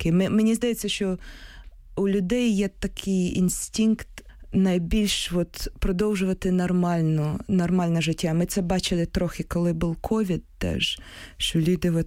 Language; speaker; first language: Ukrainian; non-native, fluent; English